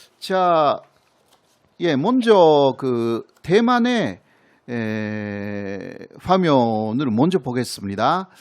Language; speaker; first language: Korean; non-native, fluent; Japanese